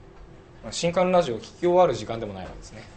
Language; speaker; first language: Japanese; native; Japanese